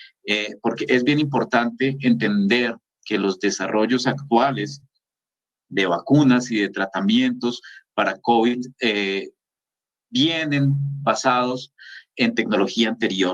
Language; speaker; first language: Spanish; native; Spanish